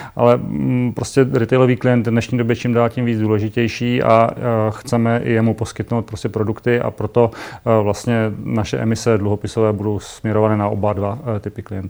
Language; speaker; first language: Czech; native; Czech